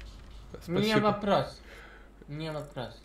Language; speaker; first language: Russian; non-native, learner; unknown